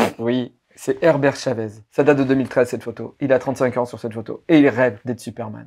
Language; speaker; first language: French; native; French